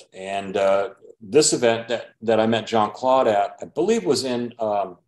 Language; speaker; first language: English; native; English